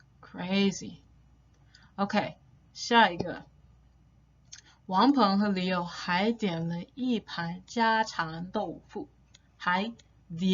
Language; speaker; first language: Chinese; non-native, fluent; English